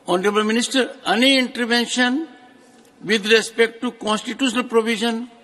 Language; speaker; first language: English; non-native, local second language; Hindi